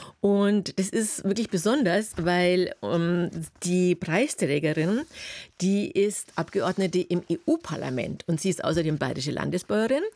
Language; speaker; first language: German; native; German